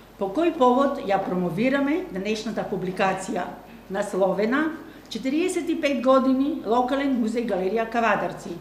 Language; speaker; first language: Macedonian; native; Macedonian